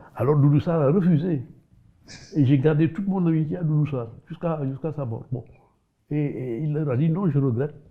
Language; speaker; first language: French; non-native, local second language; Wolof